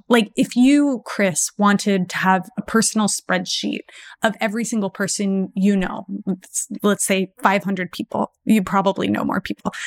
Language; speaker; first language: English; native; English